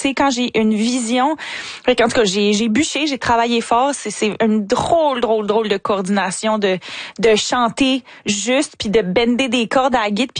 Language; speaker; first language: French; native; French